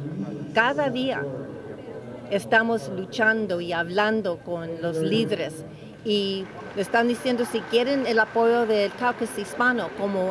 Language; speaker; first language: Spanish; early bilingual, heritage; English